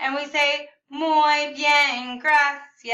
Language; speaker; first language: Spanish; non-native, learner; English